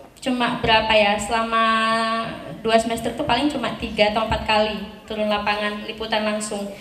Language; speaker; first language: Indonesian; native; Indonesian